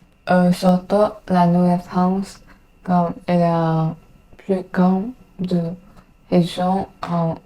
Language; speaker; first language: French; non-native, learner; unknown